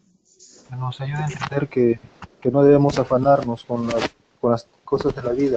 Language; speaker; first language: Spanish; native; Spanish